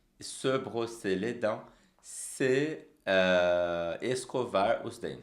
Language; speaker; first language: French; non-native, fluent; Portuguese